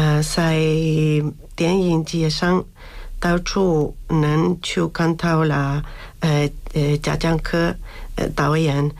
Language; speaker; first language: Chinese; non-native, fluent; Spanish